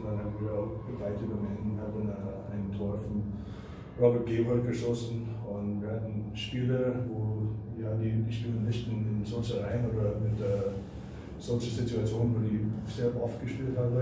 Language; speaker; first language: German; non-native, fluent; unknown